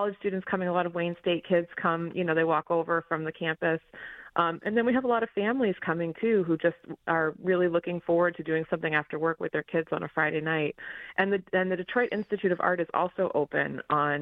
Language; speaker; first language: English; native; English